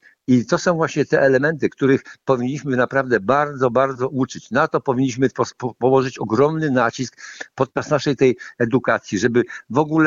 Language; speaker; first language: Polish; native; Polish